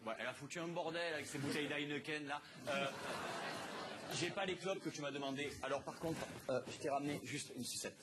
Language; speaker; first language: French; native; French